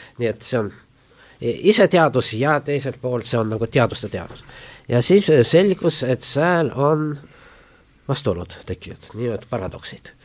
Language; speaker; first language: Estonian; non-native, local second language; Russian